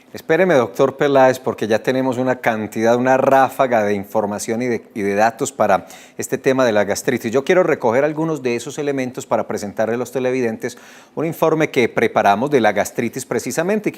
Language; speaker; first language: Spanish; native; Spanish